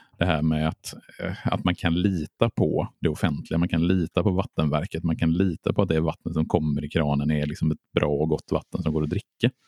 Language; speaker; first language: Swedish; native; Swedish